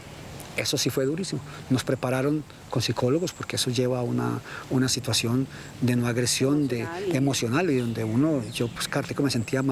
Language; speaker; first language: Spanish; native; Spanish